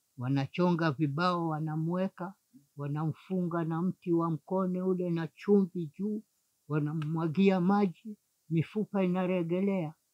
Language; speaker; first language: Swahili; non-native, local second language; Giryama